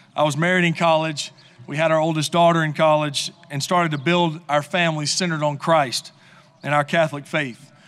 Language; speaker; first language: English; native; English